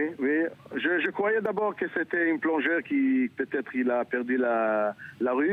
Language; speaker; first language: French; non-native, learner; Hebrew